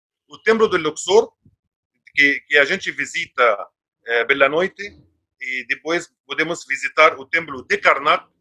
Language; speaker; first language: Portuguese; non-native, fluent; Arabic